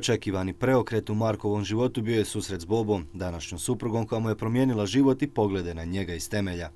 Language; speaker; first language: Serbian; native; Serbian